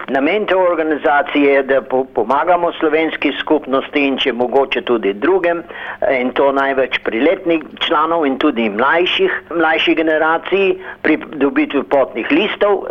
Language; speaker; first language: Slovenian; early bilingual, heritage; Slovenian